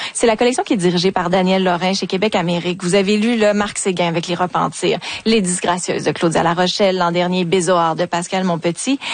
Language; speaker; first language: French; native; French